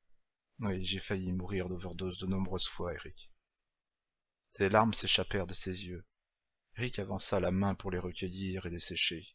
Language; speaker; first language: French; native; French